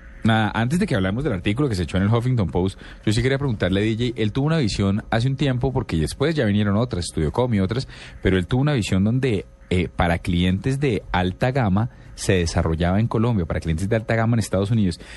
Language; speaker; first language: Spanish; native; Spanish